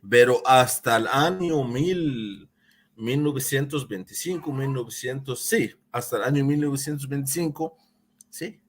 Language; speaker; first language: Spanish; non-native, fluent; Arabic